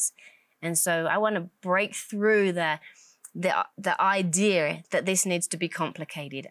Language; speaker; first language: English; native; English